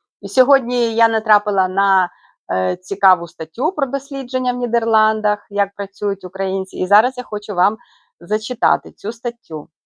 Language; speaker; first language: Ukrainian; native; Ukrainian